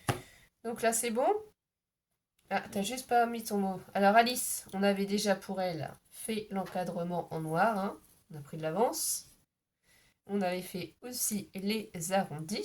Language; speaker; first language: French; native; French